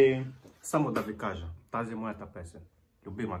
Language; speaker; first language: Bulgarian; non-native, learner; Portuguese